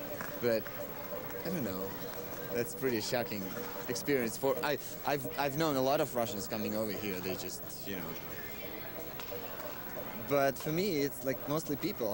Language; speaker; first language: English; non-native, fluent; Russian